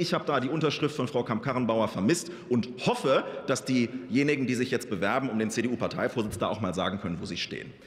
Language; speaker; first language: German; native; German